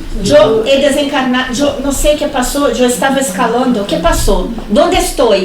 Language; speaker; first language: Spanish; non-native, fluent; Portuguese